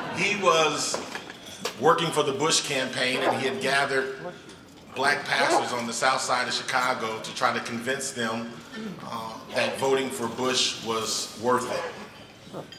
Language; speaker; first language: English; native; English